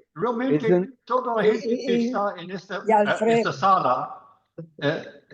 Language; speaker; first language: Spanish; non-native, fluent; English